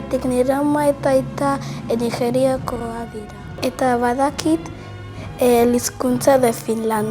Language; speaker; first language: Basque; early bilingual, other home language; English